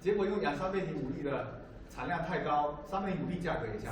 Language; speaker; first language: Chinese; native; Chinese